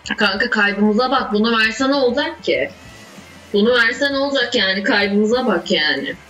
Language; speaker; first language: Turkish; native; Turkish